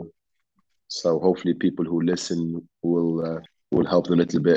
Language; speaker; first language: English; non-native, fluent; Arabic